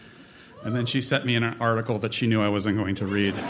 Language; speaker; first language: English; native; English